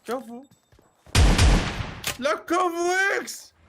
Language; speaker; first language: Arabic; native; Arabic